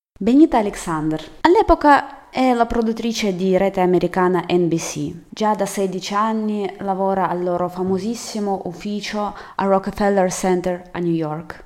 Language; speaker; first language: Italian; non-native, fluent; Russian